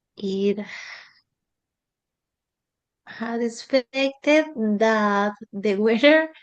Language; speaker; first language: English; non-native, learner; Spanish